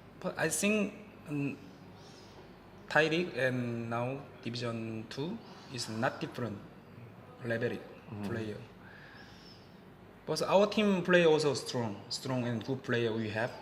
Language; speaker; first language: English; non-native, learner; Korean